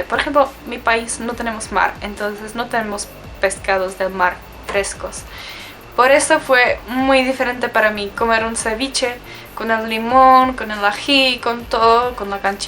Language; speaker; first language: Spanish; non-native, fluent; Czech